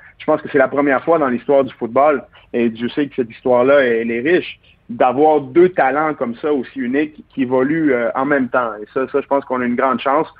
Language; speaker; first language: French; early bilingual, other home language; Spanish